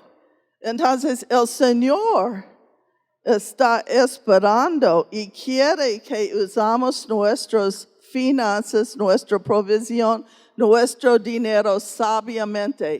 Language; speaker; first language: Spanish; non-native, fluent; English